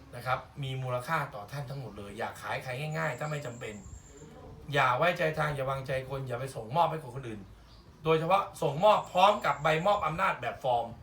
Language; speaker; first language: Thai; native; Thai